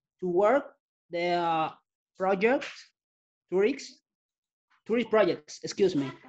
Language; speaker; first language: English; non-native, learner; Spanish